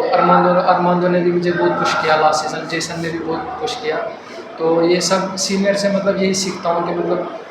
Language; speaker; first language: Hindi; non-native, local second language; Kashmiri